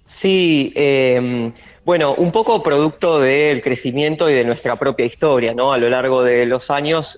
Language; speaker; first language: Spanish; native; Spanish